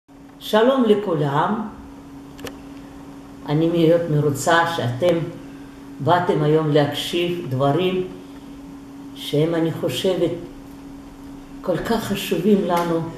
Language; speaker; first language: Hebrew; non-native, fluent; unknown